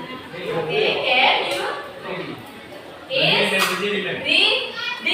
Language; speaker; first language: English; non-native, learner; Indonesian